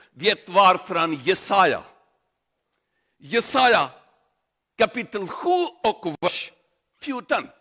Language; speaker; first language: Swedish; non-native, learner; Urdu